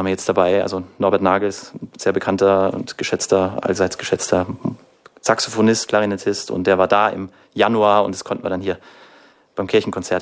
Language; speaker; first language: German; native; German